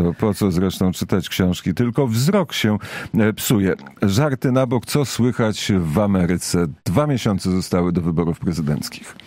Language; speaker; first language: Polish; native; Polish